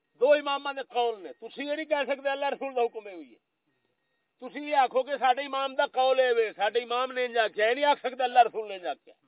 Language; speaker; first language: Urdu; non-native, local second language; Punjabi